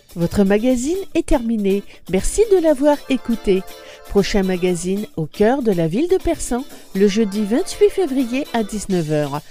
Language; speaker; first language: French; native; French